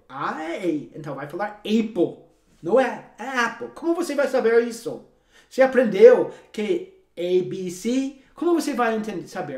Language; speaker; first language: Portuguese; non-native, fluent; English